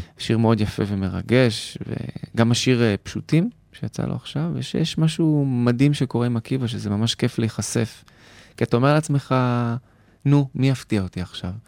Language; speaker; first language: Hebrew; native; Hebrew